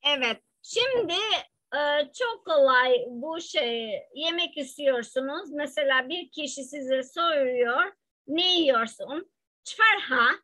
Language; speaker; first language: Turkish; non-native, fluent; Albanian